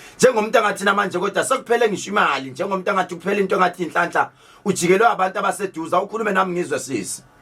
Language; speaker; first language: Zulu; native; Zulu